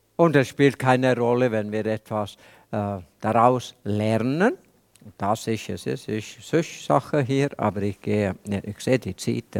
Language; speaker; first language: German; non-native, fluent; Welsh